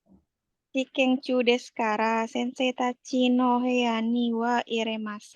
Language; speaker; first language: Japanese; non-native, learner; Indonesian